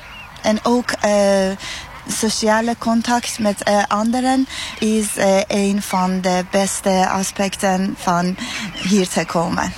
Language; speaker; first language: Dutch; non-native, learner; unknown